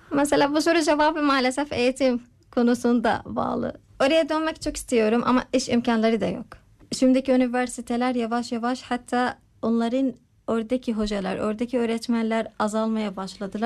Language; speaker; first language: Turkish; non-native, learner; Arabic